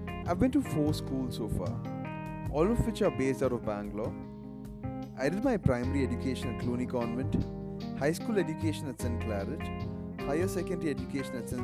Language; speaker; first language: English; non-native, local second language; Malayalam